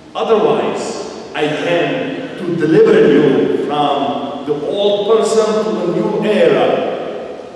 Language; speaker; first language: English; non-native, fluent; Armenian